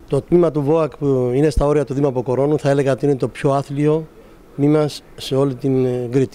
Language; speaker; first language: Greek; native; Greek